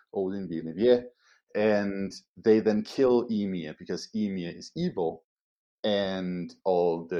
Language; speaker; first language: English; non-native, fluent; Danish